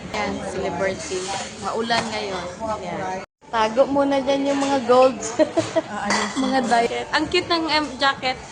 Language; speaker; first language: Filipino; non-native, local second language; Cebuano